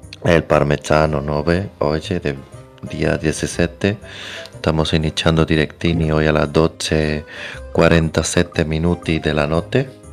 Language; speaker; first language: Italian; non-native, learner; Spanish